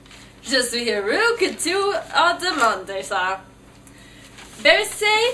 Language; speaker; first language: French; non-native, learner; English